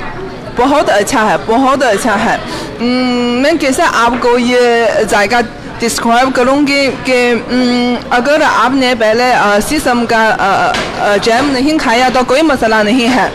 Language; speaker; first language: Hindi; non-native, fluent; Chinese